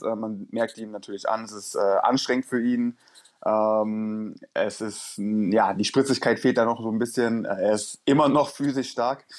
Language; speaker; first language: German; native; German